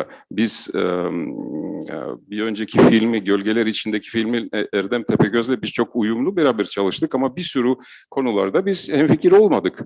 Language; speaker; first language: Turkish; non-native, fluent; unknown